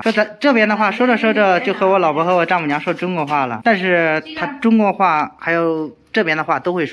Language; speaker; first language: Chinese; native; Chinese